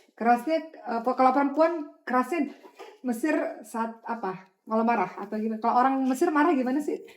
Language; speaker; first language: Indonesian; native; Indonesian